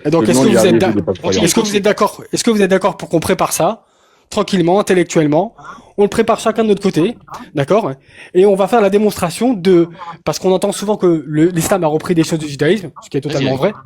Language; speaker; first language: French; native; French